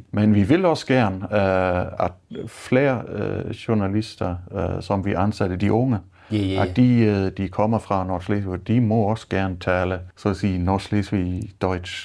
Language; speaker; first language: Danish; non-native, fluent; German